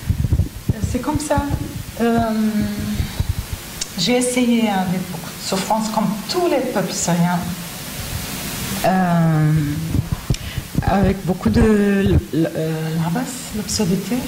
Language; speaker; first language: French; non-native, fluent; Arabic